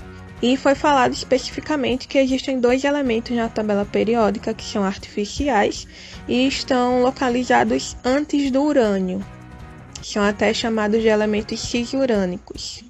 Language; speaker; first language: Portuguese; native; Portuguese